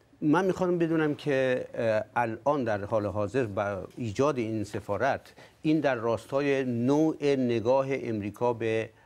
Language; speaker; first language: Persian; native; Persian